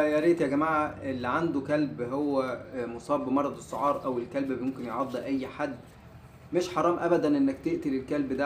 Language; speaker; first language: Arabic; native; Arabic